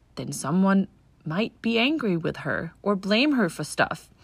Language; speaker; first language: English; non-native, fluent; Danish